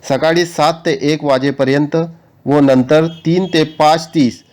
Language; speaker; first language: Marathi; non-native, local second language; Urdu